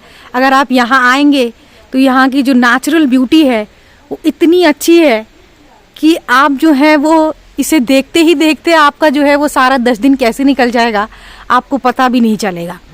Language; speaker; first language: Hindi; native; Hindi